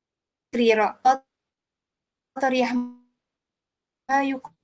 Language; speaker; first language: Arabic; non-native, learner; Malay